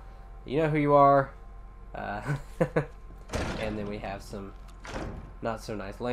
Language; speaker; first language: English; native; English